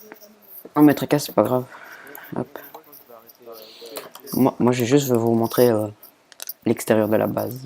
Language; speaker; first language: French; native; French